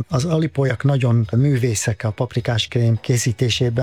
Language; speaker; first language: Hungarian; non-native, fluent; Arabic